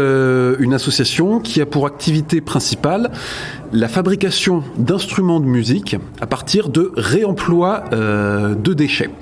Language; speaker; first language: French; native; French